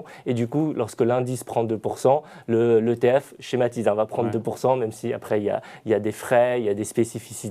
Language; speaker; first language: French; native; French